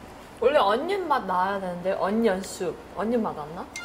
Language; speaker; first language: Korean; non-native, learner; English